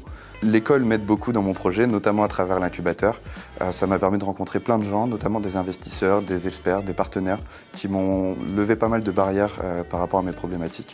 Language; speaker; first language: French; native; French